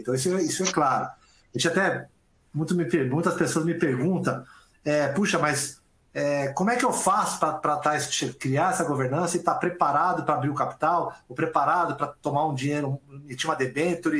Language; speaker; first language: Portuguese; native; Portuguese